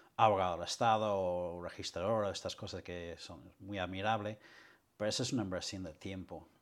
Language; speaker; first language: Spanish; non-native, fluent; English